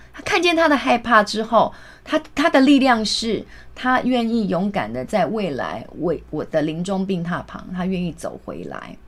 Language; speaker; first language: Chinese; native; Chinese